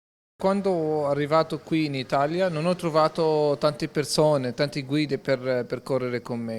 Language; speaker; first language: Italian; non-native, learner; Arabic